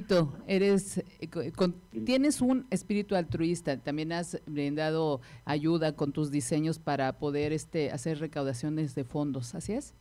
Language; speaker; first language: Spanish; native; Spanish